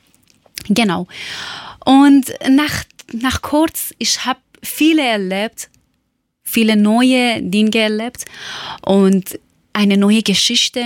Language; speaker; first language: German; non-native, learner; Persian